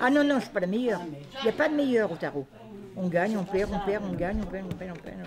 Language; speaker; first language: French; native; French